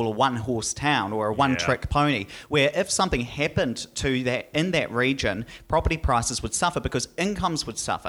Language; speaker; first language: English; native; English